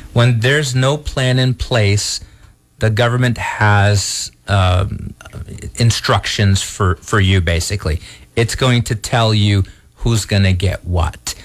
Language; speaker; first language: English; early bilingual, other home language; Portuguese